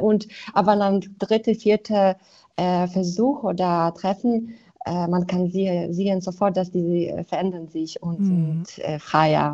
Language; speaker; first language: German; non-native, fluent; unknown